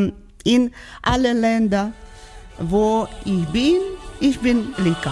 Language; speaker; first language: German; non-native, learner; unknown